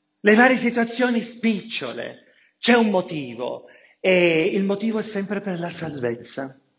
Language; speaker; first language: Italian; native; Italian